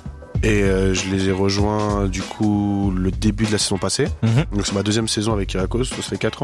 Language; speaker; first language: French; native; French